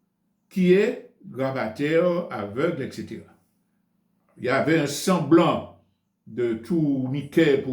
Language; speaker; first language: French; native; French